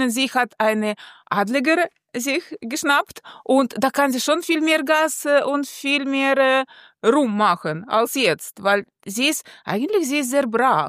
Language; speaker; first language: German; non-native, fluent; Russian